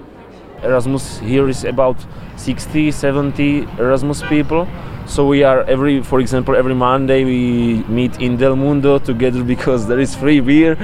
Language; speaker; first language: English; non-native, learner; Czech